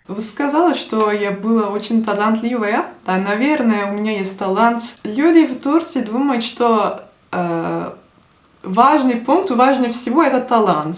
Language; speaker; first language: Russian; non-native, fluent; Turkish